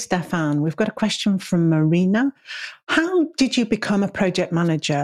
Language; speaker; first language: English; native; English